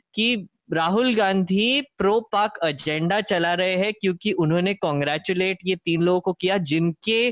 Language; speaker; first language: Hindi; non-native, local second language; Marathi